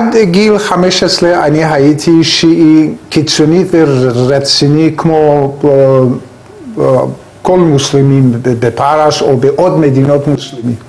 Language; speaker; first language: Hebrew; non-native, learner; Persian